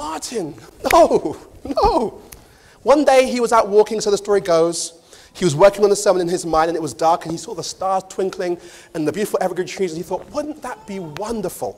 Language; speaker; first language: English; native; English